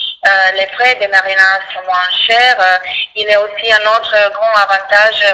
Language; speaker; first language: French; non-native, fluent; Croatian